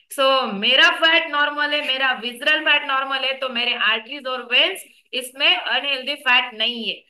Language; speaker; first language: Hindi; non-native, local second language; Marathi